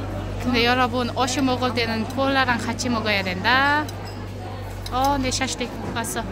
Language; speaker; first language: Korean; non-native, learner; Uzbek